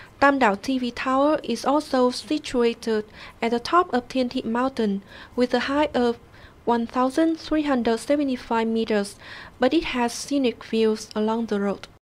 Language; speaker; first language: English; non-native, fluent; Vietnamese